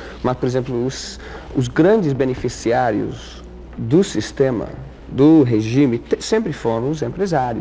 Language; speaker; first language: Portuguese; non-native, fluent; English